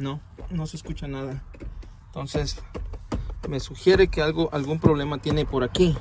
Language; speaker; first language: Spanish; native; Spanish